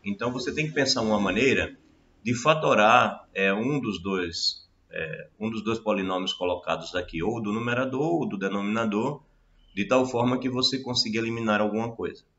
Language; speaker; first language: Portuguese; native; Portuguese